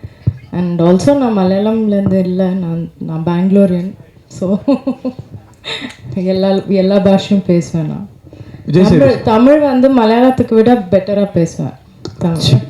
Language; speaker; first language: Tamil; non-native, local second language; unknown